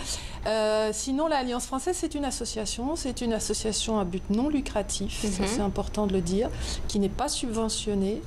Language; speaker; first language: French; native; French